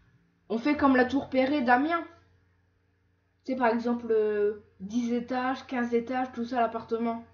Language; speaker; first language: French; native; French